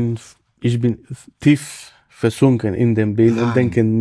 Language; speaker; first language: German; non-native, fluent; Spanish